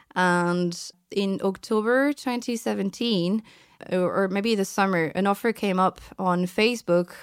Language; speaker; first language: English; non-native, fluent; French